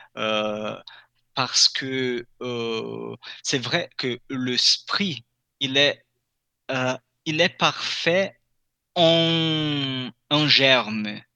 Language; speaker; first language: French; non-native, fluent; Portuguese